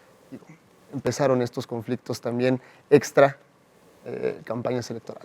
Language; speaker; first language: Spanish; native; Spanish